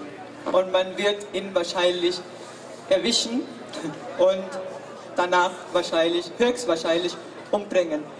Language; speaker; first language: German; non-native, fluent; Spanish